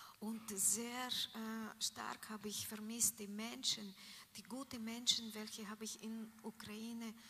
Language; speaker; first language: German; non-native, learner; Russian